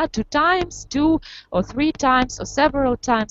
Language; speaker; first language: English; non-native, fluent; Russian